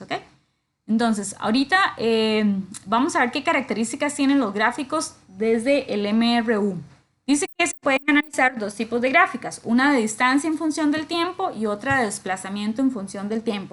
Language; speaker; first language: Spanish; native; Spanish